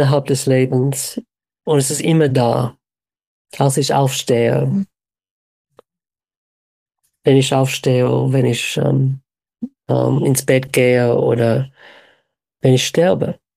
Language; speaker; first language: German; non-native, fluent; English